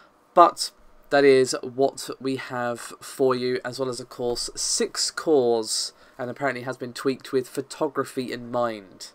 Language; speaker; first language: English; native; English